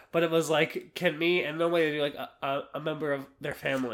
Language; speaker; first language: English; native; English